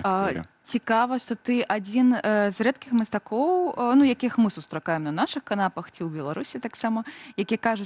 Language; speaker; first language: Belarusian; native; Belarusian